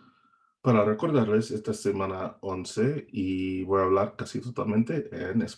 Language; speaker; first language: Spanish; non-native, fluent; English